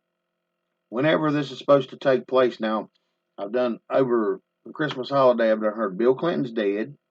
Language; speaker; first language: English; native; English